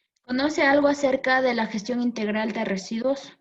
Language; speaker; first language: Spanish; native; Spanish